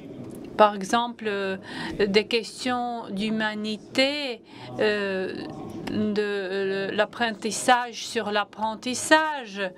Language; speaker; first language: French; non-native, fluent; Latvian